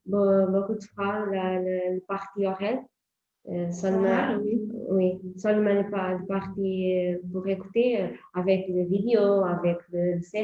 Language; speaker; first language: French; non-native, learner; Portuguese